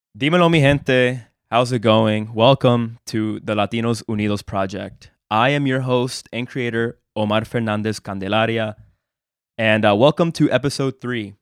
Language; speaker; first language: English; early bilingual, other home language; Spanish